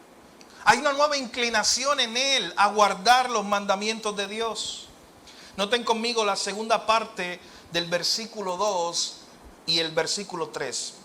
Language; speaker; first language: Spanish; native; Spanish